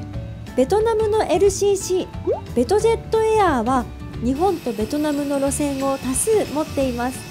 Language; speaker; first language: Japanese; native; Japanese